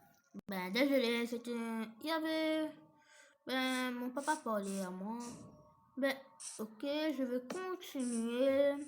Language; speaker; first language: French; non-native, fluent; English